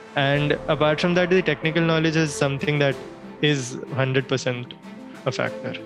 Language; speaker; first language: English; non-native, local second language; Hindi